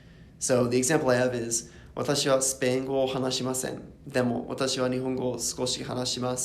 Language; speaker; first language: Japanese; non-native, learner; English